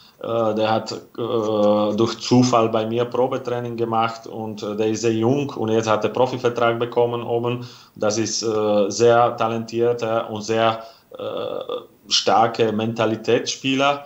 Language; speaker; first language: German; non-native, fluent; Slovak